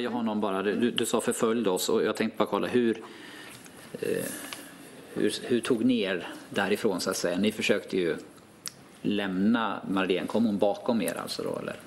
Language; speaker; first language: Swedish; native; Swedish